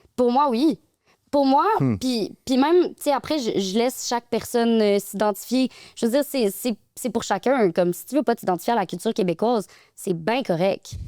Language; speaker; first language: French; native; French